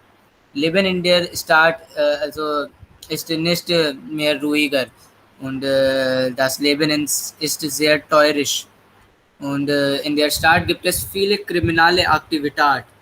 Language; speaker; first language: German; non-native, learner; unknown